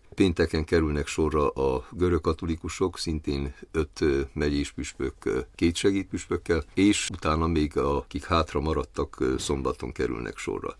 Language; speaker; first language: Hungarian; native; Hungarian